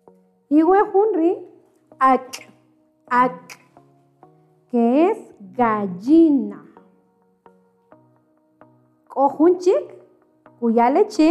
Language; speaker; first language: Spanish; non-native, local second language; Kʼicheʼ